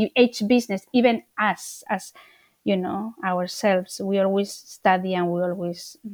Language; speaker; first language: English; non-native, fluent; Spanish